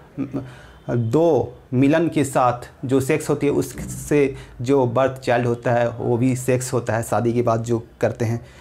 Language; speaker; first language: Hindi; native; Hindi